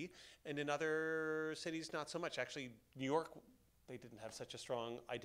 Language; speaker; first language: English; native; English